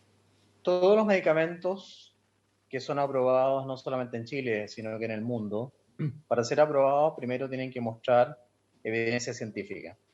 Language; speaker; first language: Spanish; native; Spanish